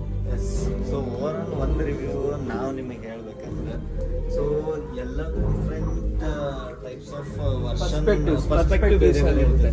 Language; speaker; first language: Kannada; native; Kannada